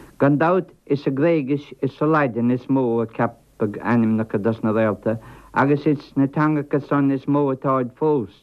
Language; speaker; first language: Irish; non-native, local second language; English